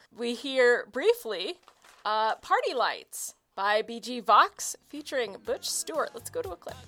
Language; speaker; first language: English; native; English